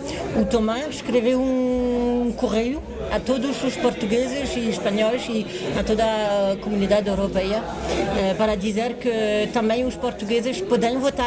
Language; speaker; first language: Portuguese; non-native, fluent; French